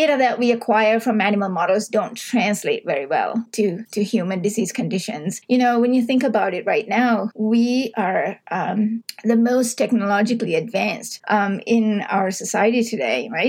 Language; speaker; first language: English; non-native, local second language; Sinhala